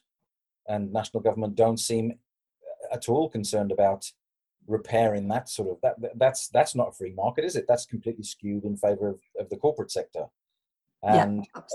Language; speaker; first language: English; native; English